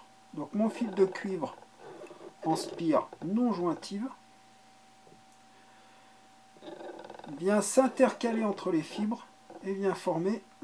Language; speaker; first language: French; native; French